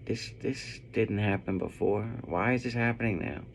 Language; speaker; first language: English; native; English